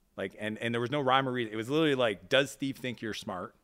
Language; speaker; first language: English; native; English